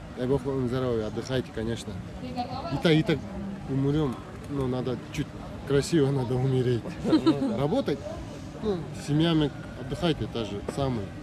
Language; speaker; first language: Russian; non-native, local second language; Kazakh